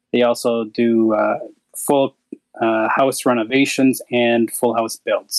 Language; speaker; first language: English; native; English